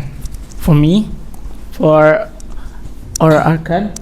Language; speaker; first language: English; non-native, learner; Indonesian